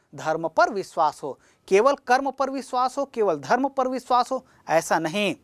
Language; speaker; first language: Hindi; native; Hindi